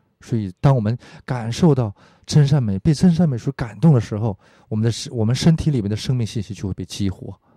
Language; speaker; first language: Chinese; non-native, fluent; Korean